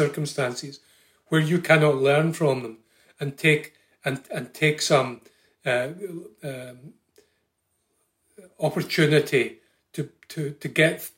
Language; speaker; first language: English; native; English